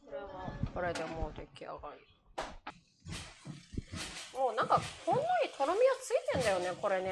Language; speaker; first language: Japanese; native; Japanese